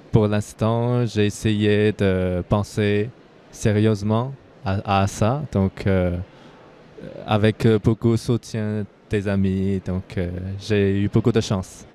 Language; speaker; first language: French; non-native, learner; Chinese